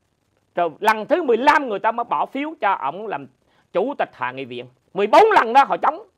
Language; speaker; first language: Vietnamese; native; Vietnamese